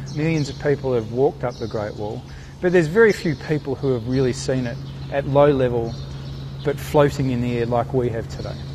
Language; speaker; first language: English; native; English